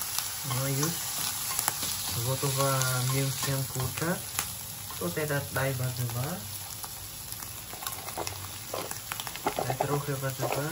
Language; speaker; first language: Polish; non-native, learner; Vietnamese